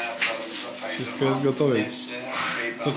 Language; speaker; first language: Polish; non-native, learner; Turkish